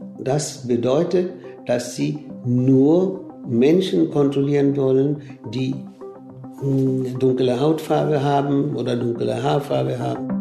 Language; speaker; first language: German; non-native, fluent; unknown